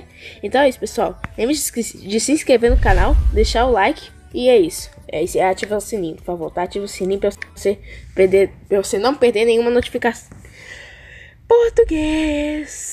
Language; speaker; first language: Portuguese; native; Portuguese